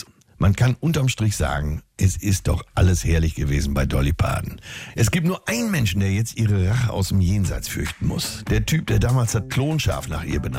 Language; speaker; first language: German; native; German